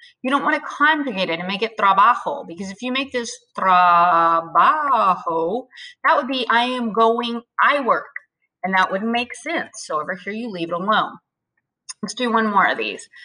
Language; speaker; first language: English; native; English